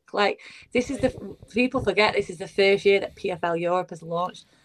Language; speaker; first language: English; early bilingual, other home language; Bulgarian